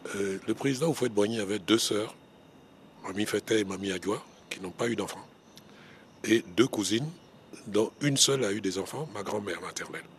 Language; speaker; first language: French; non-native, local second language; Baoulé